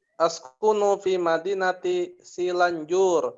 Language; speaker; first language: Arabic; non-native, learner; Malay